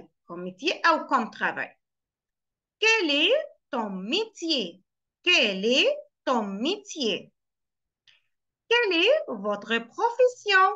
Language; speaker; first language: French; non-native, fluent; Arabic